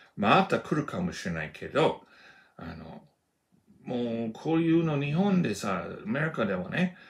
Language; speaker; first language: Japanese; non-native, fluent; Russian